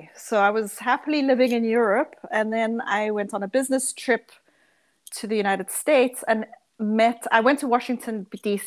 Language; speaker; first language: English; early bilingual, other home language; Dutch